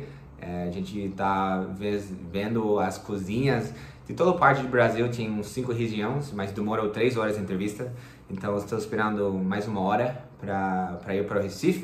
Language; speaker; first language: Portuguese; non-native, fluent; English